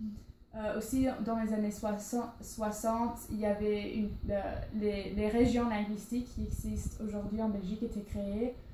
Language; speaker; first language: French; non-native, learner; English